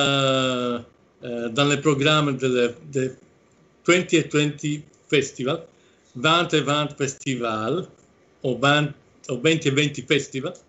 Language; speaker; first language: French; non-native, fluent; Italian